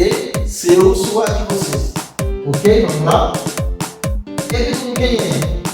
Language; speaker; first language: Portuguese; non-native, fluent; Haitian Creole